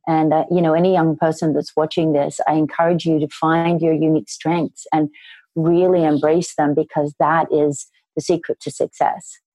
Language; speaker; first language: English; native; English